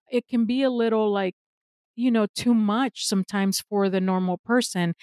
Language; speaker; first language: English; non-native, fluent; Spanish